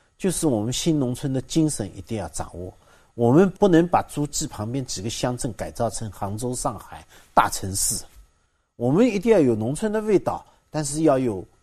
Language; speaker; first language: Chinese; native; Chinese